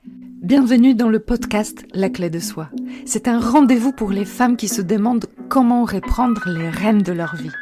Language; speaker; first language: French; non-native, fluent; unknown